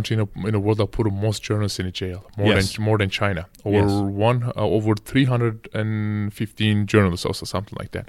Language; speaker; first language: English; non-native, fluent; Turkish